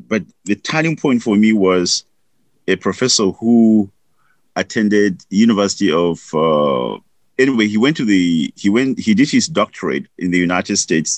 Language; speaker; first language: English; non-native, local second language; Hausa